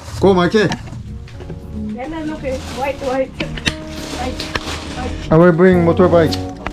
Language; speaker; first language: English; non-native, learner; Korean